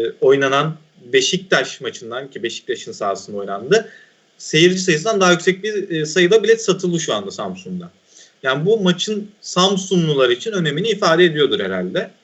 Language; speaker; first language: Turkish; native; Turkish